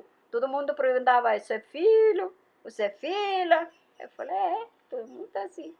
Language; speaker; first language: Portuguese; non-native, learner; Malayalam